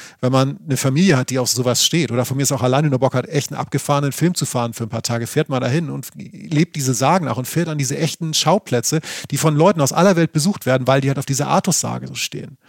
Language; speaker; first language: German; native; German